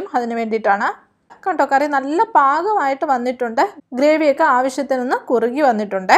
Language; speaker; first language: Malayalam; native; Malayalam